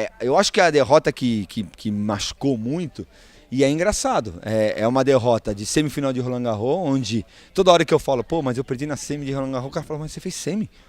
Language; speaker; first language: Portuguese; early bilingual, other home language; Spanish